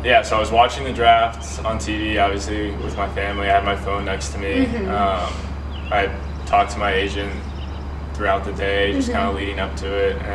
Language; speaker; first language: English; native; English